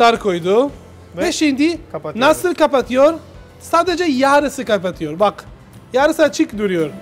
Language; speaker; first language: Turkish; non-native, learner; Italian